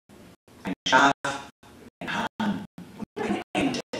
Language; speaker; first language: German; native; German